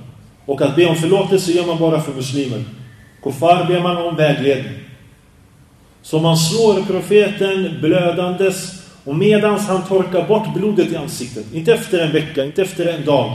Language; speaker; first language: Swedish; early bilingual, other home language; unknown